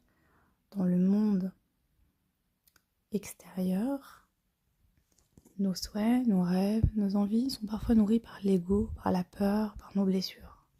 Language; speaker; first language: French; native; French